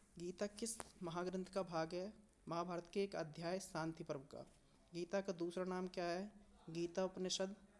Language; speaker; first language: Hindi; native; Hindi